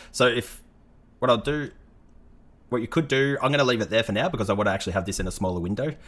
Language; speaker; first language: English; native; English